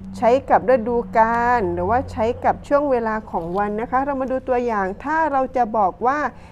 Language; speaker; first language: Thai; non-native, local second language; Pattani Malay